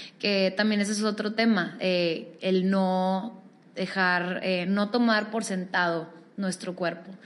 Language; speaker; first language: Spanish; native; Spanish